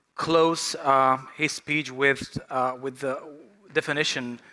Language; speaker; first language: English; non-native, fluent; Slovak